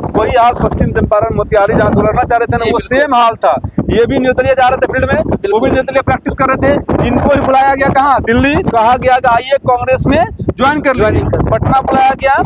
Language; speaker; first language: Hindi; native; Hindi